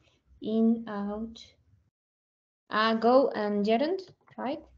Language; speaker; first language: English; non-native, learner; Spanish